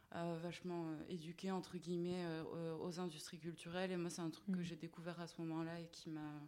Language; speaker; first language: French; native; French